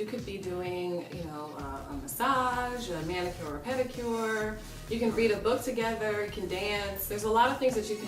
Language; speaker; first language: English; native; English